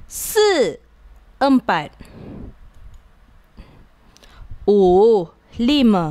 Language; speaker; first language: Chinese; non-native, local second language; Malay